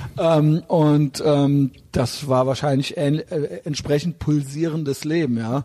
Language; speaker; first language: German; native; German